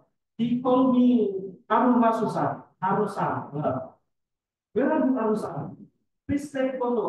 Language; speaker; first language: English; non-native, fluent; Indonesian